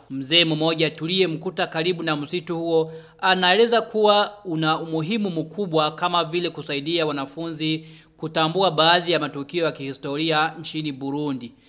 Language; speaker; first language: Swahili; non-native, local second language; Rundi